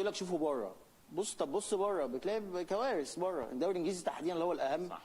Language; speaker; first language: Arabic; native; Arabic